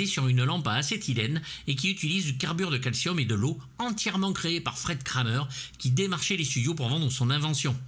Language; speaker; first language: French; native; French